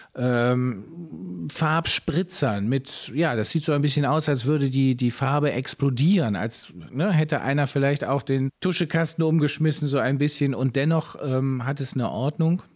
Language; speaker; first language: German; native; German